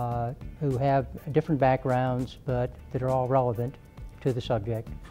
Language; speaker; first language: English; native; English